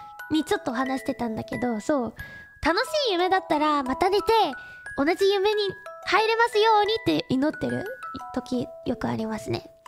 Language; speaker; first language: Japanese; non-native, fluent; English